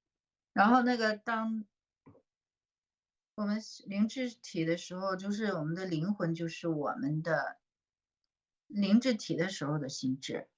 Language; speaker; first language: Chinese; native; Chinese